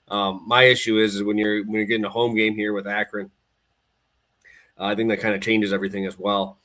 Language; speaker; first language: English; native; English